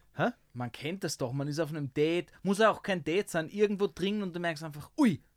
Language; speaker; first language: German; native; German